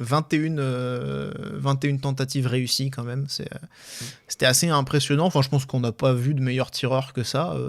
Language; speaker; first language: French; native; French